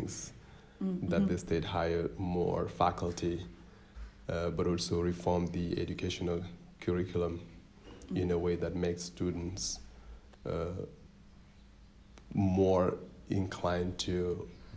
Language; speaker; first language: English; non-native, fluent; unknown